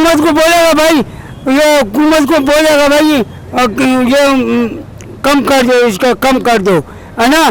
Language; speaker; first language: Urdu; non-native, local second language; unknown